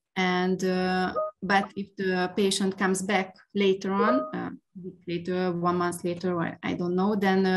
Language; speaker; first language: English; non-native, fluent; Hungarian